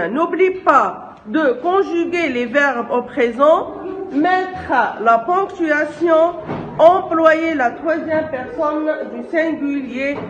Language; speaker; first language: French; non-native, local second language; Arabic